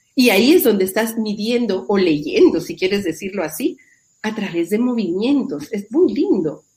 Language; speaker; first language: Spanish; native; Spanish